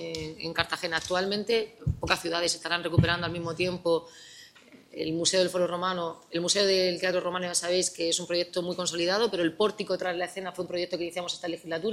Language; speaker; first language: Spanish; native; Spanish